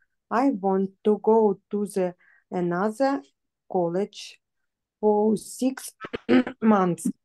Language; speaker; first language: English; non-native, learner; Russian